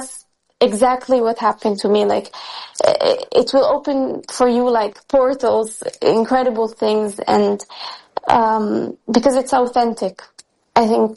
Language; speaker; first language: English; non-native, fluent; Italian